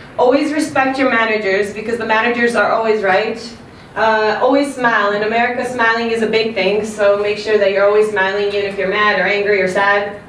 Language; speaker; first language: English; non-native, fluent; Serbian